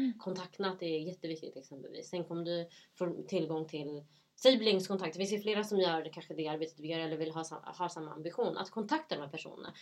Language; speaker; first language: Swedish; early bilingual, other home language; Somali